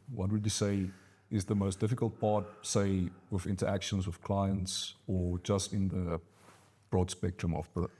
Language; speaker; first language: English; non-native, local second language; Afrikaans